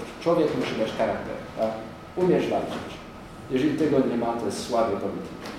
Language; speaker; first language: Polish; non-native, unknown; French